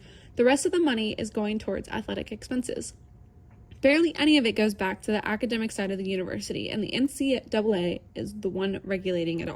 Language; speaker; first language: English; native; English